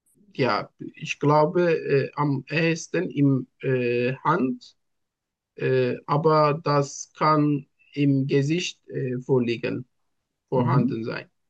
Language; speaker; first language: German; non-native, learner; Turkish